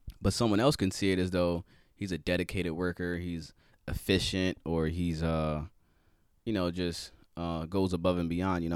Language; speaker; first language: English; native; English